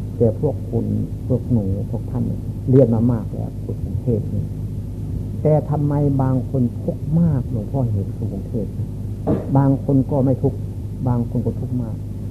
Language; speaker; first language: Thai; non-native, local second language; Lao